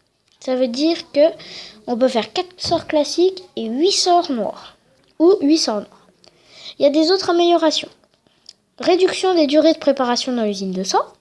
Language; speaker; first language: French; native; French